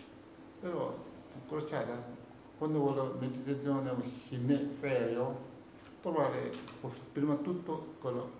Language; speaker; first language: Italian; non-native, learner; Tibetan